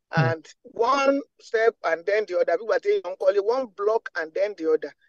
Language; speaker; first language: English; non-native, local second language; Yoruba